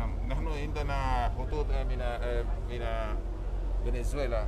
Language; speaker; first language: Arabic; non-native, learner; Spanish